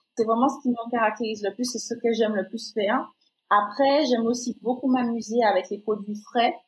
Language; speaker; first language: French; native; French